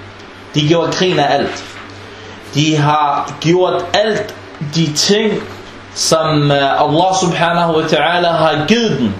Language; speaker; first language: Danish; non-native, fluent; Arabic